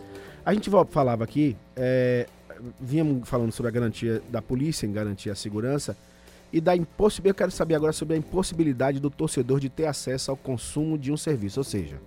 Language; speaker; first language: Portuguese; native; Portuguese